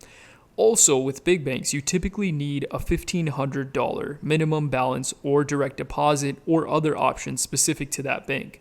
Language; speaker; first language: English; native; English